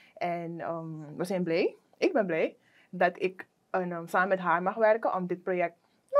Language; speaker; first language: Dutch; native; Dutch